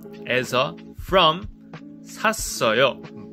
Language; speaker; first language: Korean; non-native, fluent; English